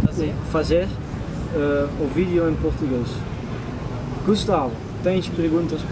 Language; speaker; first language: Portuguese; non-native, learner; Dutch